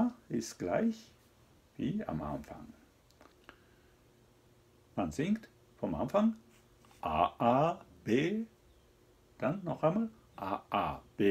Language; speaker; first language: German; non-native, learner; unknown